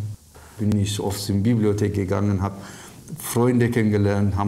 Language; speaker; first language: German; non-native, fluent; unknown